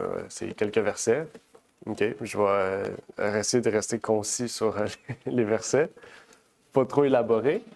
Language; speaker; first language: French; native; French